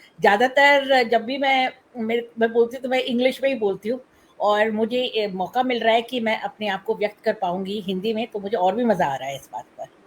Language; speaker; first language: Hindi; non-native, local second language; Tamil